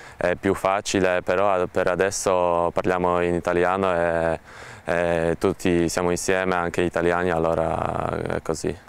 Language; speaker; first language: Italian; non-native, learner; Polish